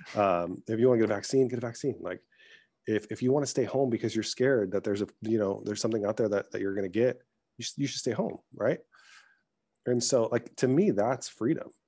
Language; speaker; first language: English; early bilingual, other home language; Arabic